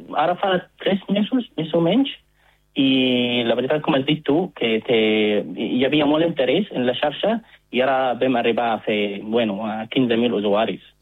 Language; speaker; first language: Catalan; non-native, learner; Arabic